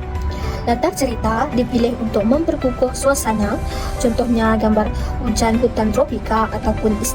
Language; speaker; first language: Malay; native; Malay